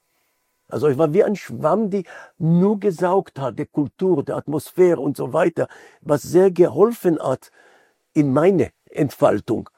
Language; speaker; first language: German; non-native, fluent; Hebrew